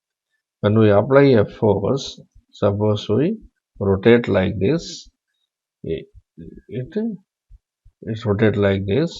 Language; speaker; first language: English; non-native, local second language; Tamil